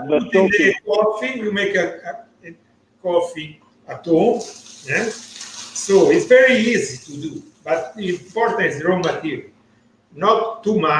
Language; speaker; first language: English; non-native, learner; Italian